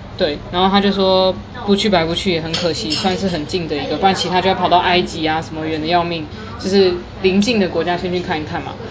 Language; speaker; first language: Chinese; native; Chinese